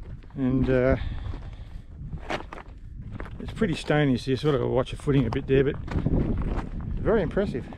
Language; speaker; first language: English; native; English